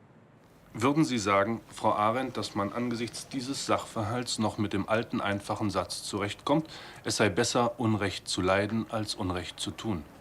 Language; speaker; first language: German; native; German